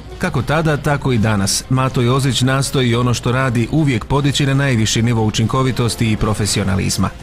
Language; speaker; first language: Serbian; native; Serbian